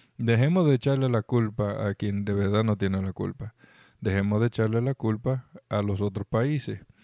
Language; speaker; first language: Spanish; native; Spanish